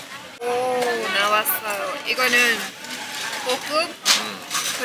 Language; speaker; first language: Korean; non-native, learner; Thai